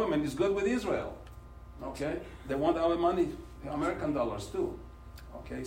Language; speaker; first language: English; non-native, fluent; Polish